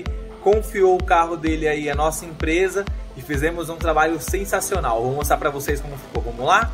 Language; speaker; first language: Portuguese; native; Portuguese